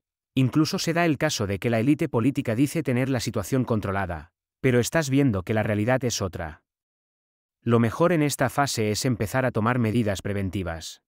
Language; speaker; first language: Spanish; native; Spanish